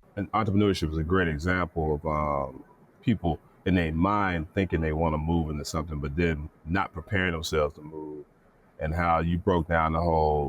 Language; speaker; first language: English; native; English